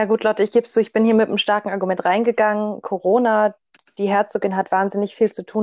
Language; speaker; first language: German; native; German